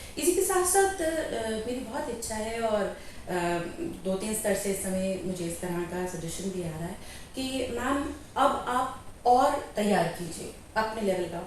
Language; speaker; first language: Hindi; native; Hindi